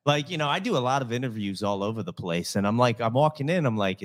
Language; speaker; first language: English; native; English